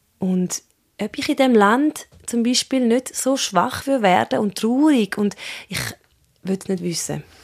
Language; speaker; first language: German; early bilingual, other home language; Swiss German